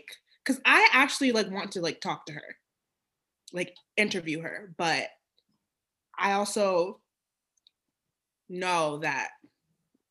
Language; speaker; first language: English; native; English